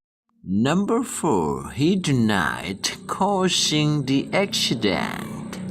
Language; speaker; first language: English; non-native, learner; Indonesian